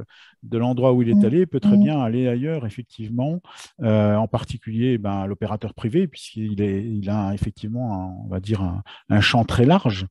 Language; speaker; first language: French; native; French